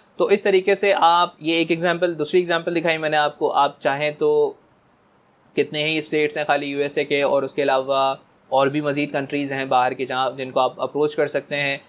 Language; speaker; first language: Urdu; native; Urdu